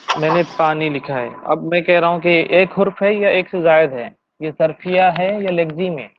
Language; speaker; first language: Urdu; native; Urdu